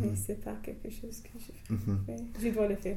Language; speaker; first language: French; non-native, learner; English